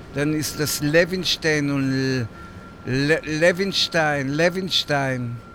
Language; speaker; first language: German; non-native, fluent; Hebrew